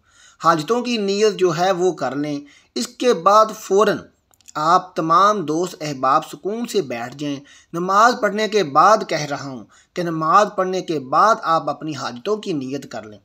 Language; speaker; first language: Urdu; native; Urdu